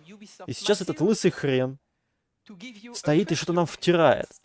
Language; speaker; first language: Russian; native; Russian